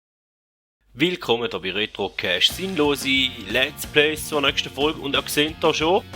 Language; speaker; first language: German; native; German